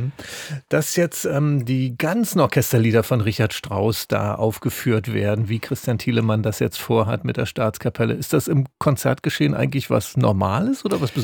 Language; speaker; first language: German; native; German